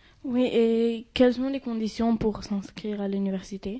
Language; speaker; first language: French; non-native, fluent; Arabic